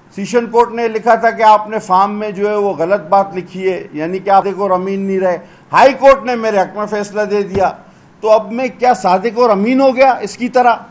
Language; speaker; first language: Urdu; non-native, local second language; Sindhi